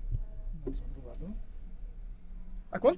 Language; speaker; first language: Spanish; non-native, fluent; German